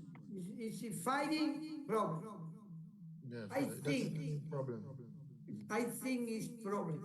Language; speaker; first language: English; non-native, learner; Spanish